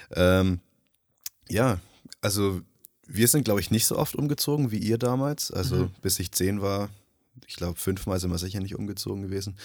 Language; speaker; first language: German; early bilingual, other home language; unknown